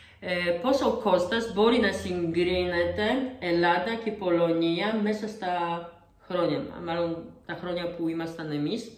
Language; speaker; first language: Greek; non-native, learner; Polish